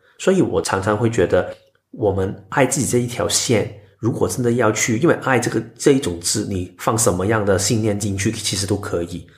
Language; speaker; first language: Chinese; non-native, local second language; Cantonese